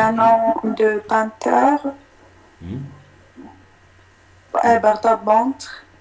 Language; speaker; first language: French; non-native, learner; Arabic